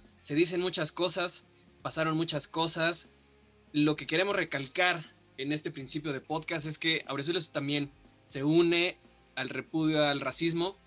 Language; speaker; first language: Spanish; native; Spanish